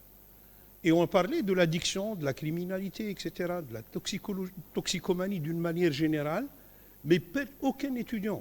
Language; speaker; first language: French; non-native, local second language; Kabyle